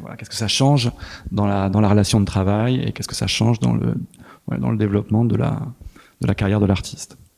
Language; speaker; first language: French; native; French